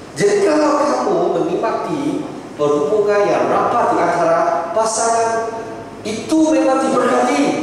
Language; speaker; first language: Malay; non-native, local second language; Chinese